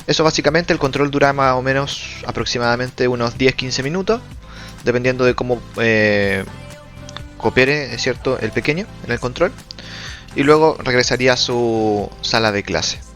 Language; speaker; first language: Spanish; native; Spanish